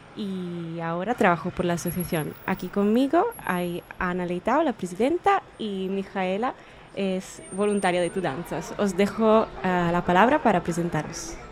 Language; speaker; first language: Spanish; non-native, fluent; Italian